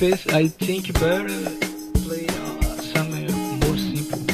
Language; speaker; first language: English; non-native, learner; Portuguese